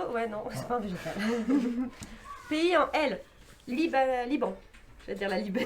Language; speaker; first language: French; native; French